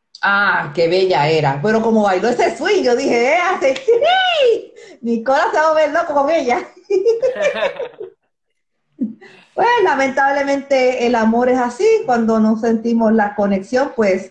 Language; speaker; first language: Spanish; native; Spanish